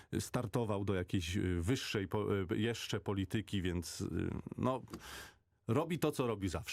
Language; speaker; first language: Polish; native; Polish